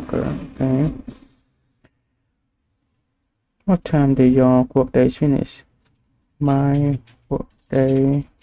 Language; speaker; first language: English; non-native, learner; Vietnamese